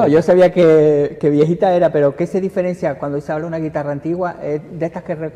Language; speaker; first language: Spanish; native; Spanish